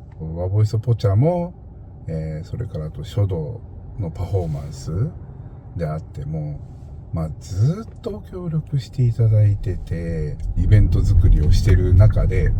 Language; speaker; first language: Japanese; native; Japanese